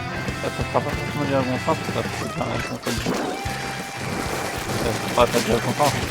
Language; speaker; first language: French; native; French